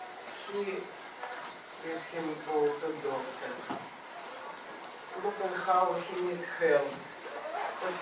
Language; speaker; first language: English; non-native, learner; Russian